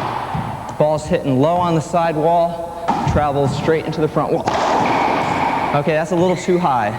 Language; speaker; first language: English; native; English